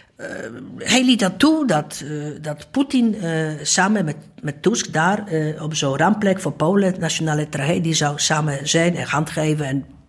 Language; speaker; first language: Dutch; non-native, fluent; Polish